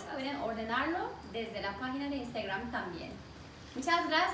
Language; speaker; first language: Spanish; non-native, learner; Turkish